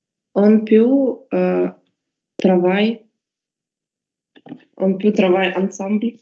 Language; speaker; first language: French; non-native, learner; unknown